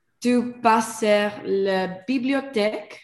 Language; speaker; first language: French; non-native, learner; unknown